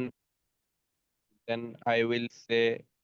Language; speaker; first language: English; non-native, local second language; Bangla